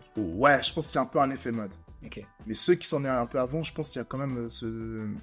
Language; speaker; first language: French; native; French